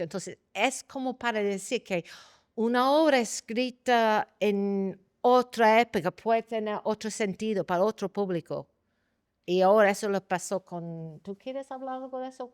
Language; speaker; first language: Spanish; non-native, fluent; English